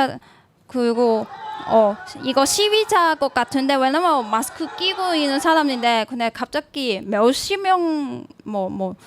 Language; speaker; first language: Korean; non-native, learner; Cantonese